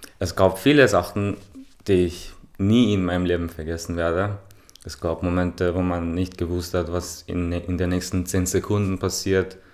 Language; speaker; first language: German; non-native, fluent; Persian